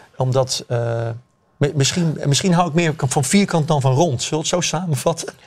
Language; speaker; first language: Dutch; native; Dutch